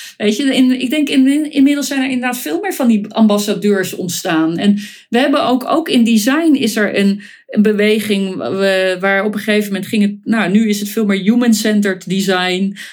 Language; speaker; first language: Dutch; native; Dutch